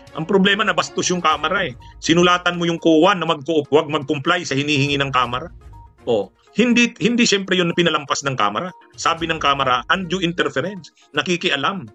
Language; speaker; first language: Filipino; native; Filipino